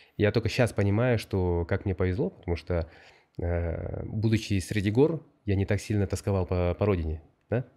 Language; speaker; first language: Russian; native; Russian